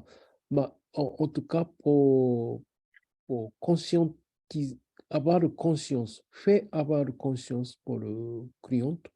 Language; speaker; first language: French; non-native, learner; Japanese